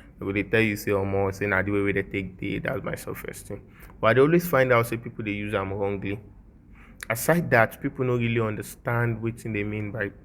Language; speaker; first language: Nigerian Pidgin; non-native, local second language; Yoruba